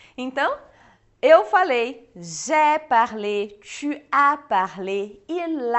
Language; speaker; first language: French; non-native, fluent; Portuguese